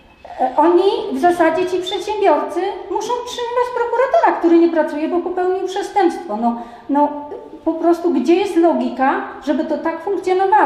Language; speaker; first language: Polish; native; Polish